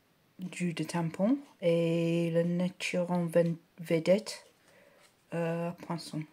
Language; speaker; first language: French; non-native, learner; English